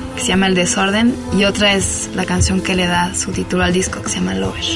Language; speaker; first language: Spanish; non-native, fluent; French